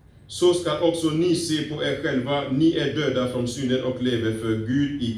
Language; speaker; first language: Swedish; non-native, fluent; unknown